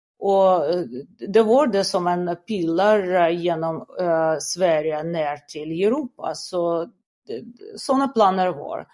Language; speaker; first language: Swedish; non-native, fluent; Russian